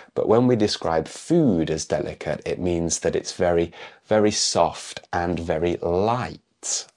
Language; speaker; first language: English; native; English